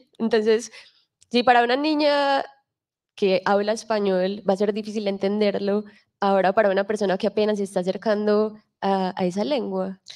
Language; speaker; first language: Spanish; native; Spanish